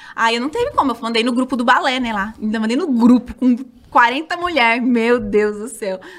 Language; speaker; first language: Portuguese; native; Portuguese